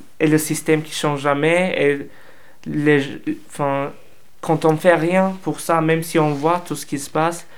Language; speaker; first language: French; non-native, fluent; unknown